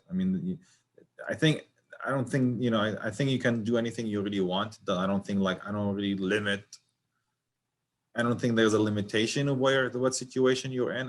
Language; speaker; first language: English; non-native, fluent; Arabic